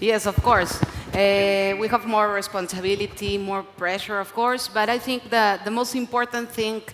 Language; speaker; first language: English; non-native, learner; Spanish